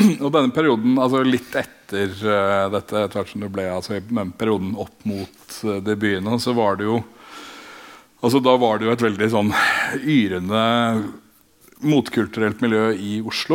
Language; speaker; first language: Norwegian; native; Norwegian